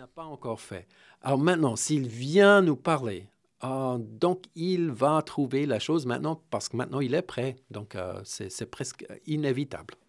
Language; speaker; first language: French; non-native, fluent; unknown